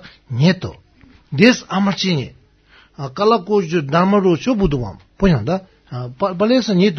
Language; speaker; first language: Russian; non-native, learner; Tibetan